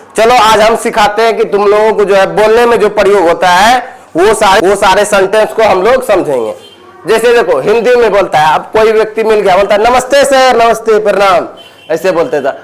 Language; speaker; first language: Hindi; native; Hindi